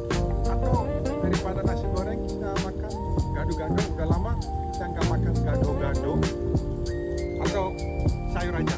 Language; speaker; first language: Indonesian; early bilingual, heritage; Dutch